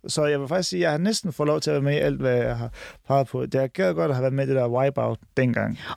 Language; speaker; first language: Danish; early bilingual, other home language; Turkish